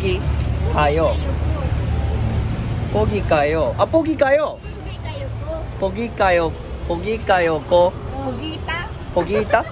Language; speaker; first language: Cebuano; non-native, learner; Japanese